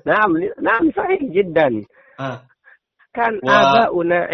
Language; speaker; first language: Arabic; non-native, learner; Indonesian